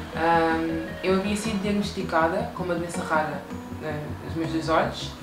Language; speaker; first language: Portuguese; native; Portuguese